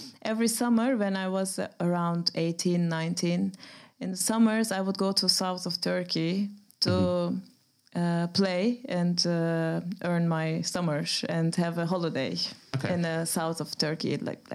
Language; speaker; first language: English; non-native, fluent; Turkish